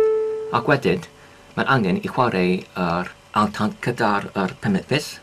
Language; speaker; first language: Welsh; non-native, learner; English